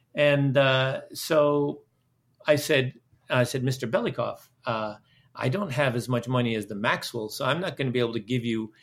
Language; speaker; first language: English; early bilingual, other home language; Dutch